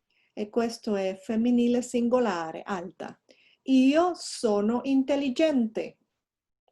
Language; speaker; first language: Italian; non-native, fluent; English